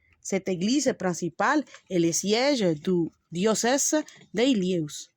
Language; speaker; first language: French; non-native, learner; Spanish